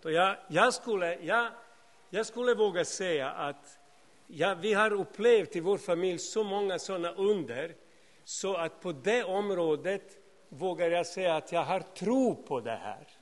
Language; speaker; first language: Swedish; non-native, fluent; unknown